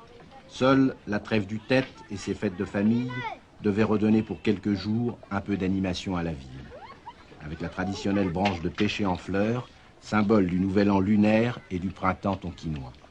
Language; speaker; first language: French; native; French